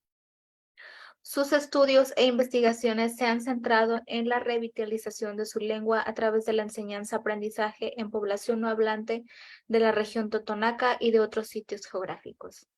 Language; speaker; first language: Spanish; native; Spanish